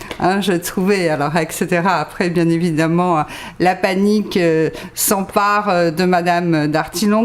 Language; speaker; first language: French; native; French